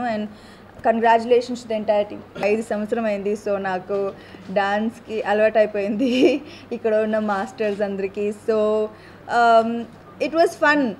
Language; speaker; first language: Telugu; non-native, local second language; Tamil